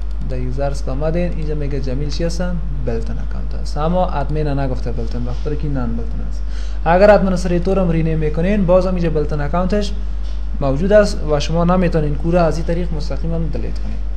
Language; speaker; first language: Persian; native; Persian